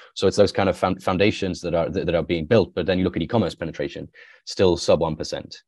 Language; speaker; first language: English; native; English